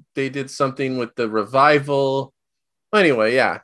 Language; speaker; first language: English; native; English